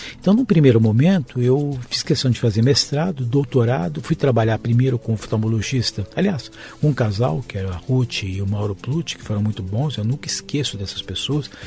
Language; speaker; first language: Portuguese; native; Portuguese